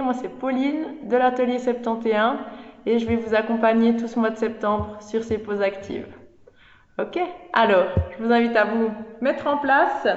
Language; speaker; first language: French; native; French